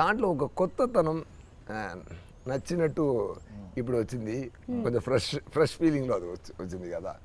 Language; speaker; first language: Telugu; non-native, learner; Tamil